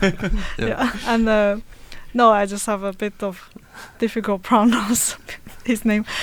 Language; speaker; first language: English; non-native, learner; Chinese